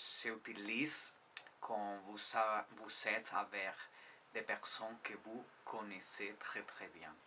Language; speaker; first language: French; non-native, fluent; Spanish